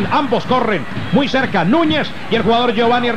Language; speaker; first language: Spanish; native; Spanish